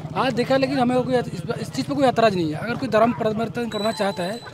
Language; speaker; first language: Hindi; native; Hindi